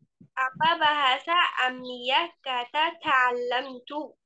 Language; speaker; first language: Indonesian; non-native, fluent; Arabic